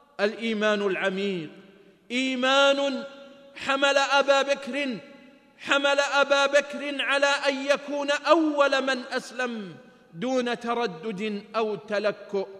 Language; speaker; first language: Arabic; native; Arabic